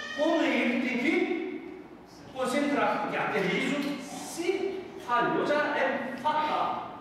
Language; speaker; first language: Portuguese; non-native, fluent; Korean